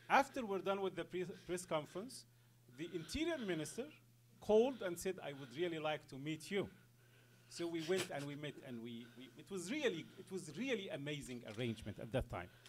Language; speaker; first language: English; non-native, fluent; Arabic